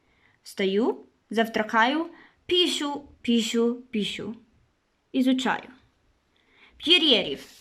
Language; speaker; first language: Russian; non-native, learner; Slovenian